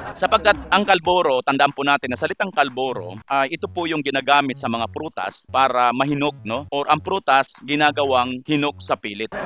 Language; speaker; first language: Filipino; native; Filipino